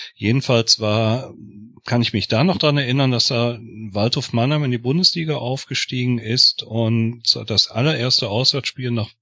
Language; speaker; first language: German; native; German